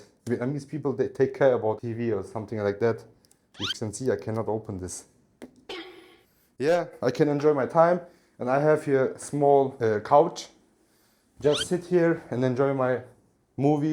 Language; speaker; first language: English; non-native, learner; Turkish